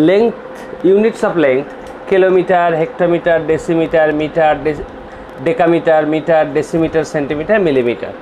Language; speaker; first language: English; non-native, local second language; Bangla